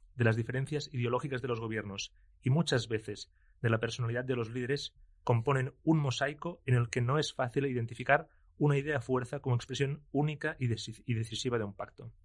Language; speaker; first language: Spanish; non-native, local second language; Catalan